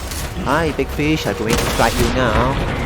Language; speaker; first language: English; non-native, learner; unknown